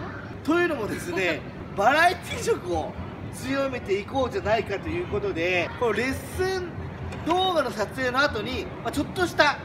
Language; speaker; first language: Japanese; native; Japanese